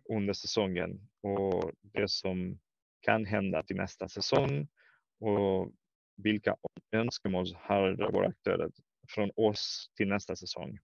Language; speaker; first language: Swedish; non-native, fluent; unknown